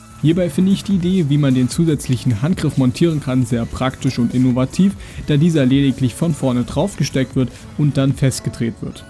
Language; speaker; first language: German; native; German